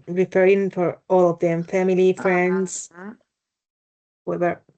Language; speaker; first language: English; non-native, learner; Spanish